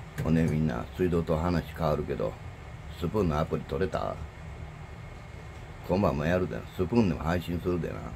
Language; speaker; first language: Japanese; native; Japanese